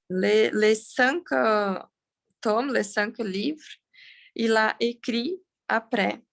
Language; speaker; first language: French; non-native, learner; Portuguese